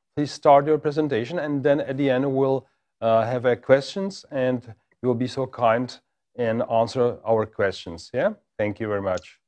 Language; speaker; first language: English; non-native, fluent; Czech